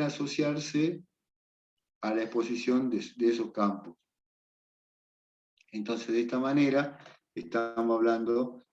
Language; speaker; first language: Spanish; native; Spanish